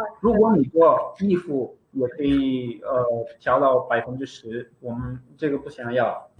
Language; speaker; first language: Chinese; non-native, fluent; Romanian